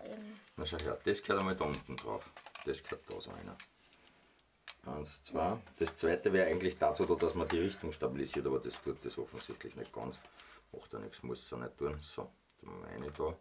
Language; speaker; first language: German; native; German